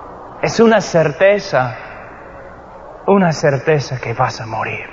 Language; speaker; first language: Spanish; non-native, fluent; English